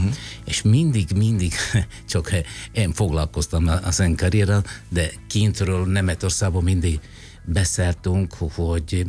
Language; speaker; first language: Hungarian; non-native, fluent; Italian